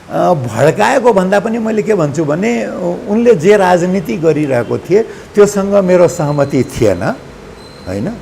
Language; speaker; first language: Nepali; non-native, local second language; Maithili